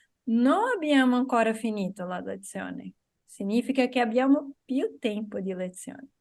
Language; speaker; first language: Italian; non-native, fluent; Portuguese